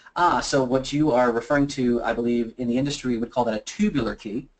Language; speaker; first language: English; native; English